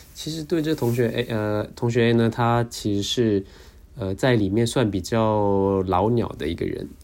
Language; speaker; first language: Chinese; native; Chinese